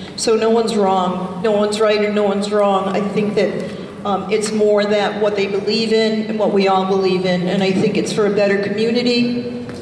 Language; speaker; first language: English; native; English